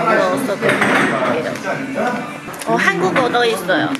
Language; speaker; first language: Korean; non-native, learner; Chinese